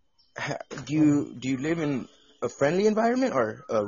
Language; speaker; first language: English; native; English